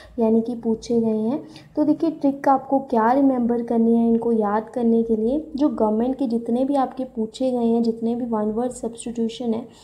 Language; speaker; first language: Hindi; native; Hindi